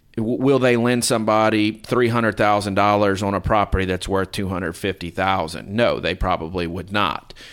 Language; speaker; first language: English; native; English